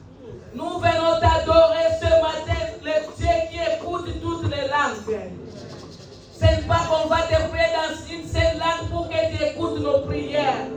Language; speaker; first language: French; non-native, local second language; Lingala